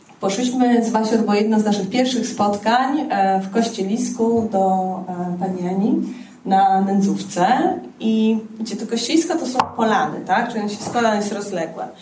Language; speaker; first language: Polish; native; Polish